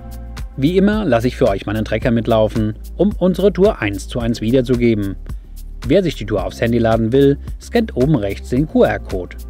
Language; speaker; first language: German; native; German